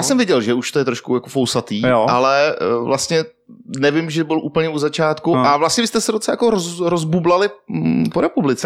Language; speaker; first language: Czech; native; Czech